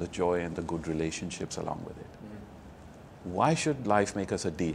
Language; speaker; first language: English; non-native, local second language; Hindi